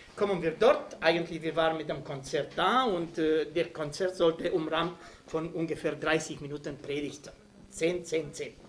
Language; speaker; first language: German; non-native, fluent; Romanian